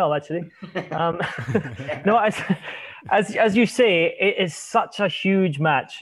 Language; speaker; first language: English; native; English